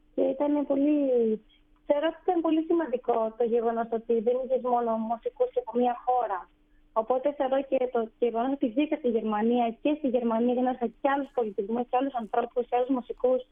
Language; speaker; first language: Greek; native; Greek